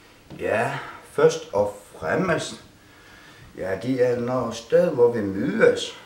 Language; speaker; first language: Danish; non-native, local second language; Kalaallisut